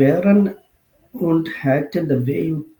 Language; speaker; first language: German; non-native, learner; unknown